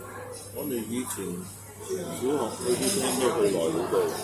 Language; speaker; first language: Cantonese; native; Cantonese